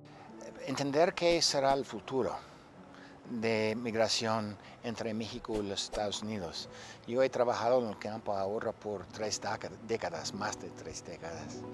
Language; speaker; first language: Spanish; non-native, fluent; English